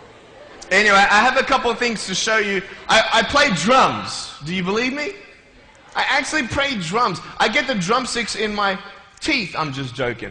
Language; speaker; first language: English; native; English